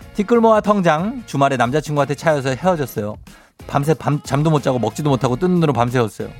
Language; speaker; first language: Korean; native; Korean